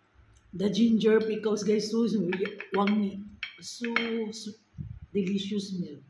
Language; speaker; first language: English; non-native, local second language; Filipino